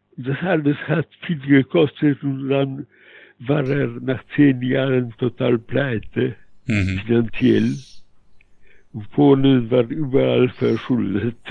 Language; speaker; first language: German; early bilingual, heritage; Polish